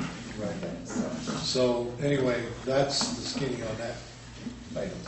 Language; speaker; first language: English; native; English